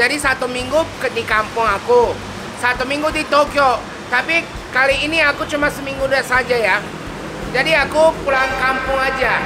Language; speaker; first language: Indonesian; non-native, fluent; Japanese